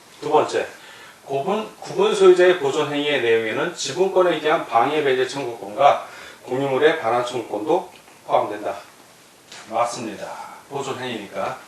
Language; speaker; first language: Korean; native; Korean